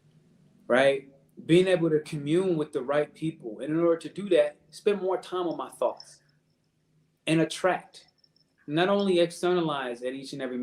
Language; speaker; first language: English; native; English